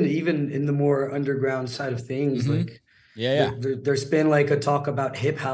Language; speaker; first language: English; non-native, fluent; Portuguese